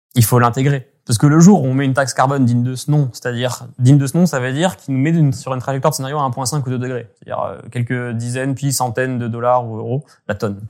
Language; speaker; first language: French; native; French